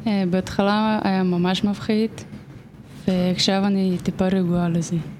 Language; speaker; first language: Hebrew; non-native, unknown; Ukrainian